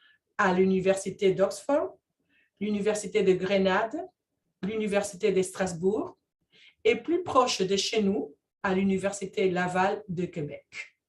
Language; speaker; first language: French; non-native, fluent; Spanish